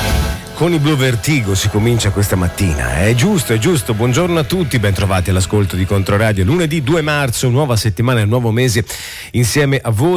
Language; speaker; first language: Italian; native; Italian